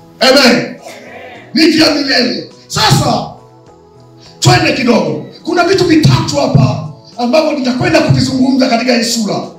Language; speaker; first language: Swahili; native; Swahili